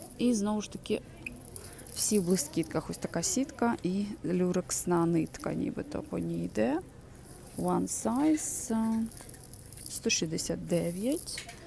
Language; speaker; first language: Ukrainian; non-native, local second language; Russian